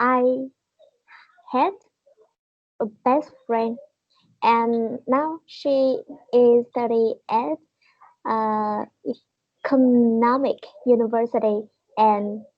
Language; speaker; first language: English; non-native, learner; Vietnamese